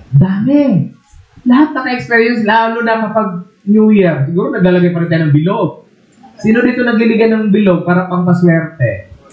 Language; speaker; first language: Filipino; non-native, local second language; Waray